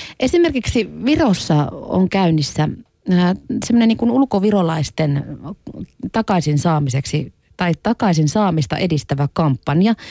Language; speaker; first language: Finnish; native; Finnish